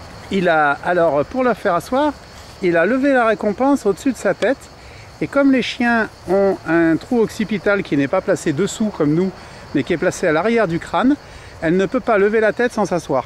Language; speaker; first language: French; native; French